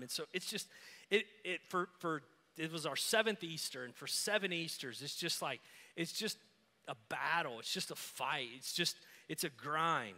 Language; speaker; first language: English; native; English